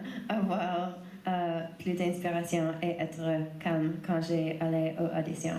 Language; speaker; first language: French; non-native, learner; English